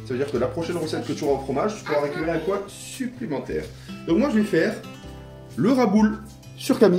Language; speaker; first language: French; native; French